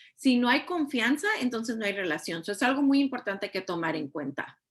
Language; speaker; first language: Spanish; early bilingual, heritage; Spanish